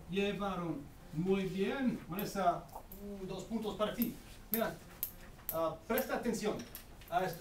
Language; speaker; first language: Spanish; non-native, fluent; English